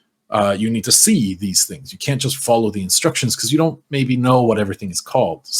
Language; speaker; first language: English; native; English